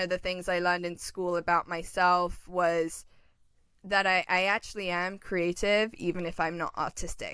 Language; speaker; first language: English; native; English